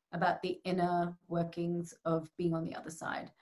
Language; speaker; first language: English; native; English